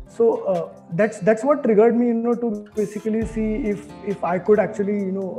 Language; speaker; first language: English; non-native, local second language; Hindi